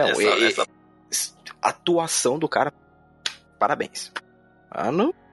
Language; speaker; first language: Portuguese; native; Portuguese